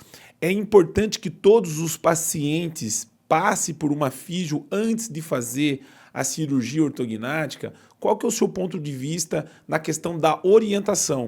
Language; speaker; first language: Portuguese; native; Portuguese